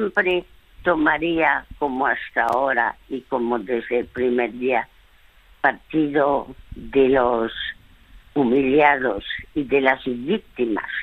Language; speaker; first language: Spanish; early bilingual, other home language; French